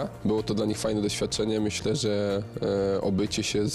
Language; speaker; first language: Polish; native; Polish